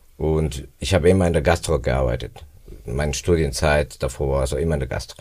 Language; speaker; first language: German; non-native, fluent; Spanish